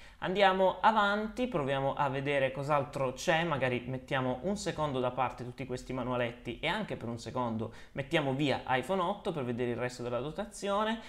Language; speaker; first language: Italian; native; Italian